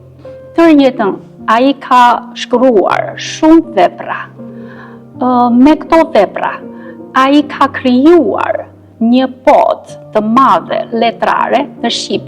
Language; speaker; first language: Albanian; non-native, fluent; Chinese